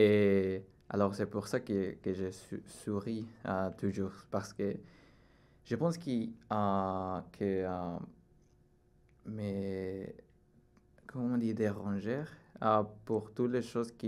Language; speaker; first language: French; non-native, learner; Spanish